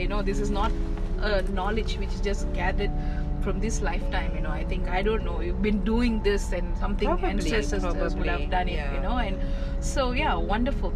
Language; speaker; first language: English; non-native, local second language; Tamil